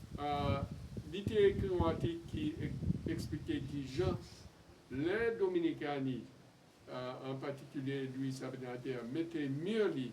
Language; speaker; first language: Haitian Creole; non-native, fluent; English